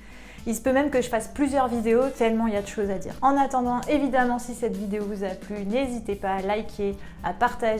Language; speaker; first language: French; native; French